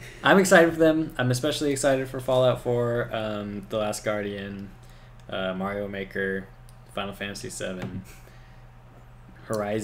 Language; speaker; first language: English; native; English